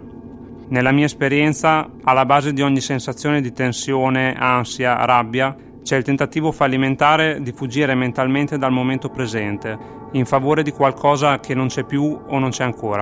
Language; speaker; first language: Italian; native; Italian